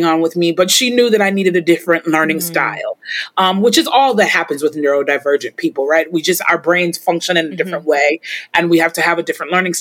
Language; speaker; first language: English; native; English